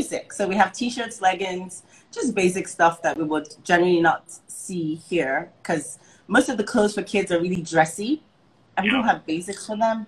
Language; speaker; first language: English; non-native, local second language; Igbo